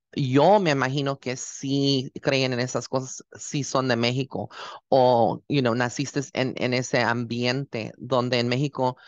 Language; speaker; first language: Spanish; early bilingual, heritage; Spanish